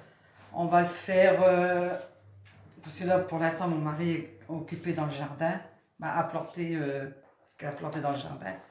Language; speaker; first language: French; native; French